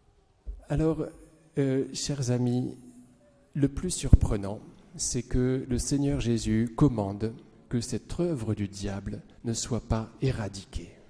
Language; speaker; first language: French; native; French